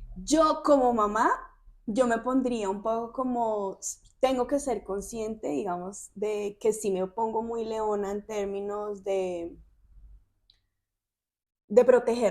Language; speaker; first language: Spanish; native; Spanish